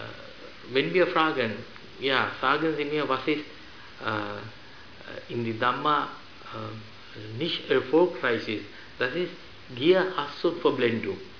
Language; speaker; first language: German; non-native, fluent; Sinhala